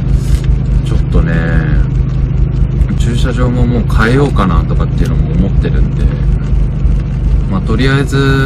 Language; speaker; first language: Japanese; native; Japanese